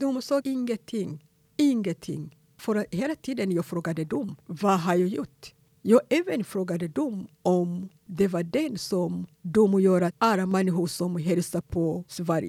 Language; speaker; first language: Swedish; non-native, fluent; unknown